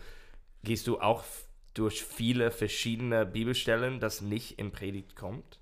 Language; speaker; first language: German; non-native, learner; English